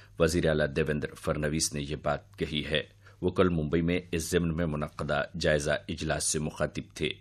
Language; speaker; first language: Urdu; native; Urdu